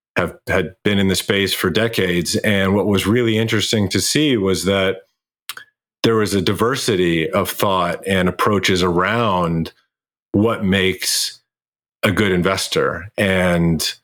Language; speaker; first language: English; native; English